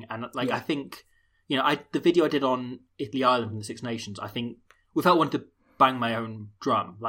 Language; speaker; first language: English; native; English